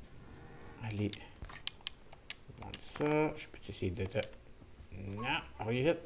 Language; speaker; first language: French; native; French